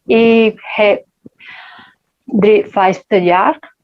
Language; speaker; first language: Dutch; non-native, learner; Spanish